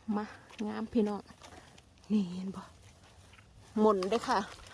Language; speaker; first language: Thai; native; Thai